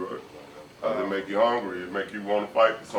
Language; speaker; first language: English; native; English